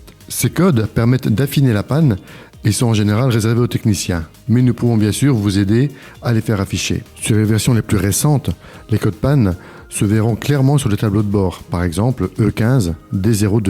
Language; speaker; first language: French; native; French